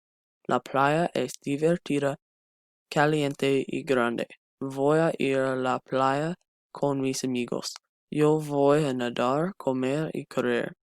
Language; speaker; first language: Spanish; non-native, learner; English